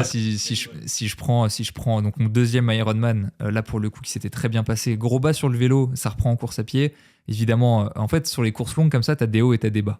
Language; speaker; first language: French; native; French